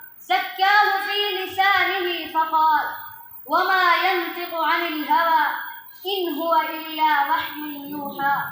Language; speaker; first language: Arabic; non-native, learner; Urdu